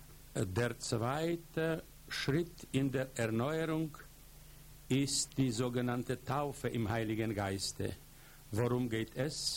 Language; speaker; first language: German; non-native, fluent; Polish